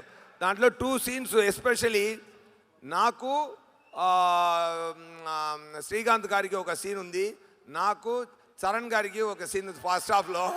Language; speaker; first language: Telugu; non-native, learner; Tamil